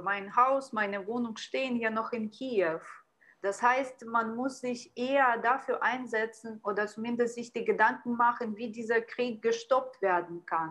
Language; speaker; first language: German; non-native, fluent; Ukrainian